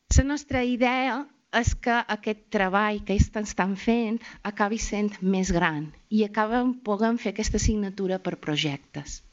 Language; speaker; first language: Catalan; native; Catalan